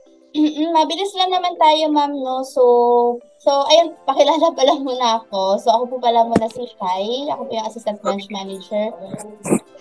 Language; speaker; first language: Filipino; native; Filipino